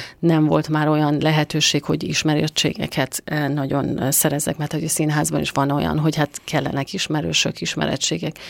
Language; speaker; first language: Hungarian; non-native, fluent; Persian